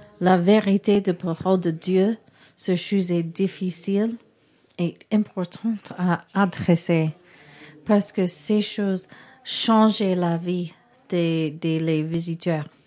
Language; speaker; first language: French; non-native, learner; English